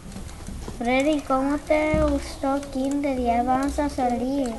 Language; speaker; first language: Spanish; early bilingual, other home language; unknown